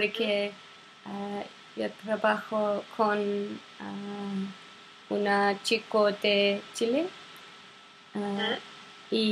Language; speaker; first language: Spanish; non-native, learner; English